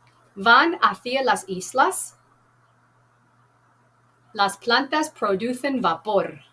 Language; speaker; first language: Spanish; non-native, fluent; English